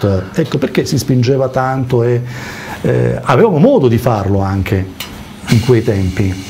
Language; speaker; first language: Italian; native; Italian